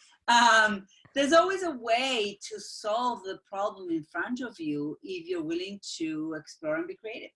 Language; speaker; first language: English; non-native, fluent; Spanish